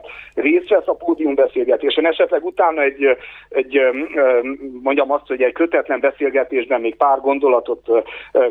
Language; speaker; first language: Hungarian; native; Hungarian